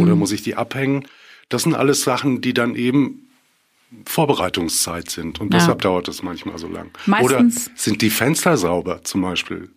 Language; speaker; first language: German; native; German